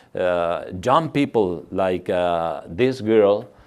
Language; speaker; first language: English; non-native, fluent; Spanish